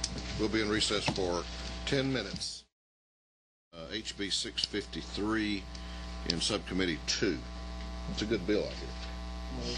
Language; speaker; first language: English; native; English